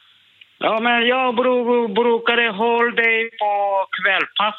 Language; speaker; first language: Swedish; non-native, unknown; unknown